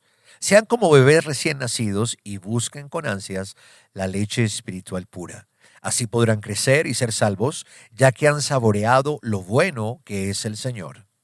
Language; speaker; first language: Spanish; native; Spanish